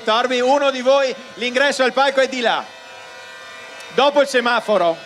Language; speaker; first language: Italian; native; Italian